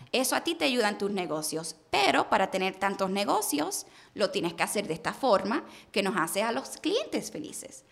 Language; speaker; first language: Spanish; early bilingual, heritage; Spanish